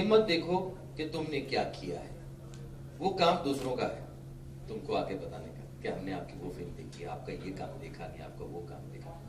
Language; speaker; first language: Hindi; non-native, local second language; Marathi